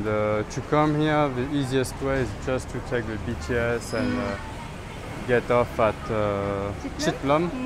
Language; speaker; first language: English; non-native, fluent; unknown